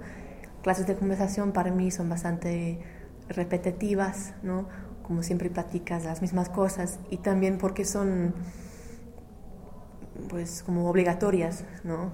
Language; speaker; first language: Spanish; non-native, fluent; English